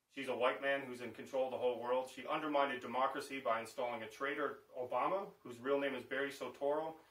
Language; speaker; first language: English; native; English